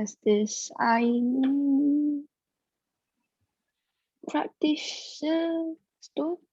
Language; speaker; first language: German; non-native, learner; Indonesian